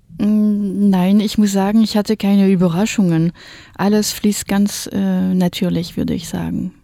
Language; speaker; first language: German; non-native, fluent; French